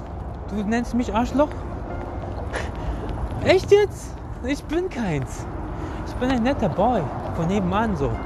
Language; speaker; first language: German; non-native, fluent; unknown